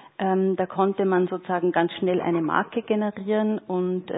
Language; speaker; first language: German; native; German